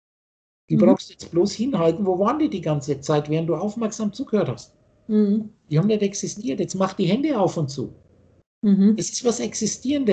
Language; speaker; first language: German; native; German